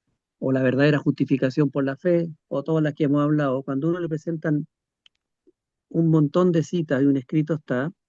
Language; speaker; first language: Spanish; native; Spanish